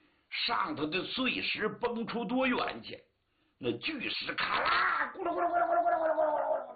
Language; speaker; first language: Chinese; native; Chinese